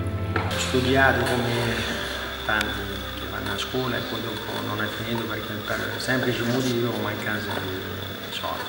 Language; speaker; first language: Italian; non-native, learner; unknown